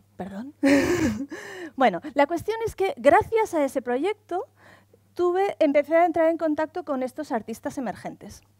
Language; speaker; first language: Spanish; native; Spanish